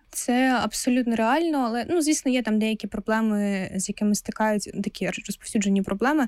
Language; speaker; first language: Ukrainian; non-native, local second language; Russian